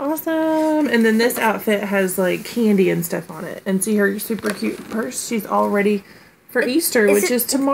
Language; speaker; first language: English; native; English